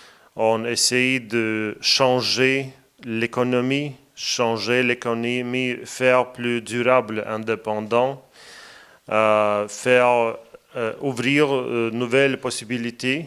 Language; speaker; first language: French; non-native, fluent; Latvian